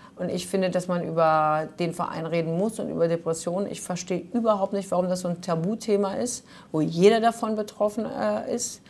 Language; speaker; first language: German; early bilingual, other home language; Croatian